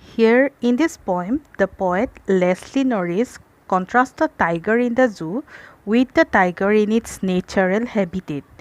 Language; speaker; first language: English; non-native, local second language; Assamese